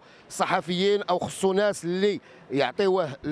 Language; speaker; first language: Arabic; native; Arabic